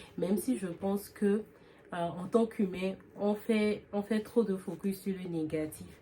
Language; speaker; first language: French; native; French